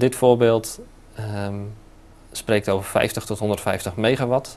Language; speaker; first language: Dutch; native; Dutch